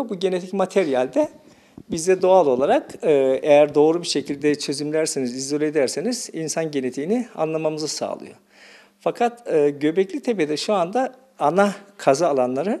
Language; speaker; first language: Turkish; native; Turkish